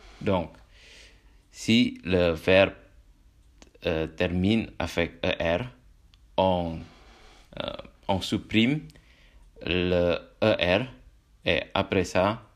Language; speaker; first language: French; non-native, learner; Indonesian